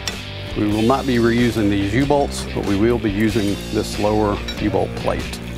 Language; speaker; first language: English; native; English